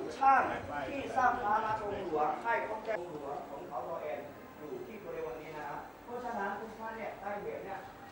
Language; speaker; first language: Thai; non-native, fluent; Chinese